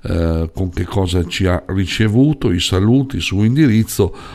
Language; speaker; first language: Italian; native; Italian